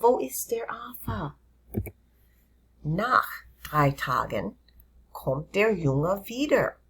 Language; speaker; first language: German; non-native, fluent; English